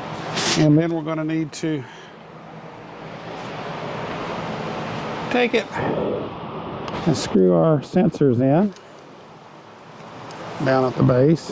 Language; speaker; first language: English; native; English